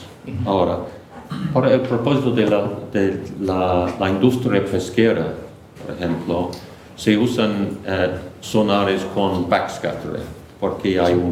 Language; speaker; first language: Spanish; non-native, fluent; English